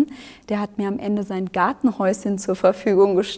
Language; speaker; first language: German; native; German